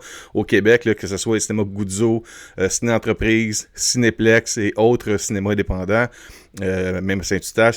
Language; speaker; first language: French; native; French